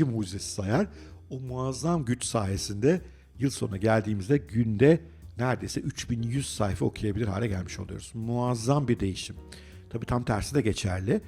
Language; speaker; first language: Turkish; native; Turkish